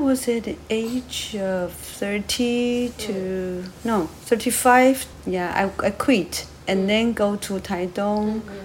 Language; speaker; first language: English; non-native, learner; Chinese